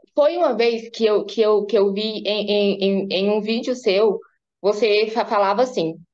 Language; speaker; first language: Portuguese; native; Portuguese